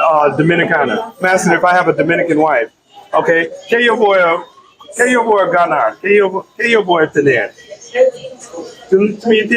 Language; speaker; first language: Spanish; non-native, learner; English